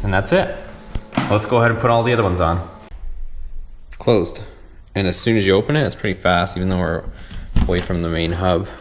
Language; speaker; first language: English; native; English